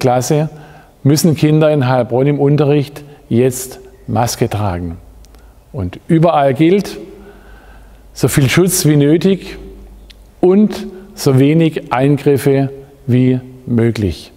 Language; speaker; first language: German; native; German